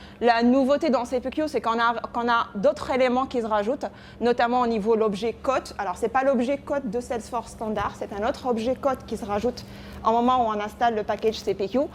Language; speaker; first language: French; non-native, local second language; Arabic